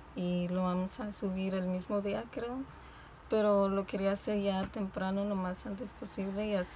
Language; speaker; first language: Spanish; early bilingual, heritage; Spanish